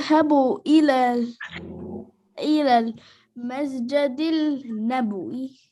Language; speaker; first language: Arabic; non-native, learner; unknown